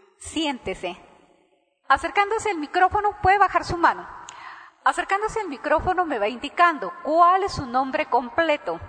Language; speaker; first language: Spanish; native; Spanish